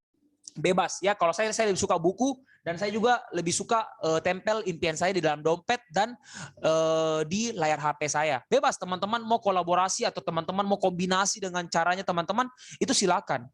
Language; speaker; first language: Indonesian; native; Indonesian